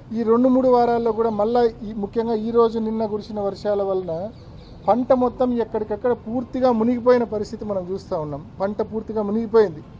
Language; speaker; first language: Telugu; native; Telugu